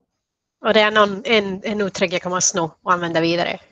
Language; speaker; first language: Swedish; non-native, fluent; Spanish